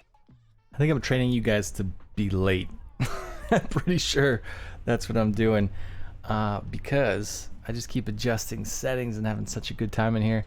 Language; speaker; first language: English; native; English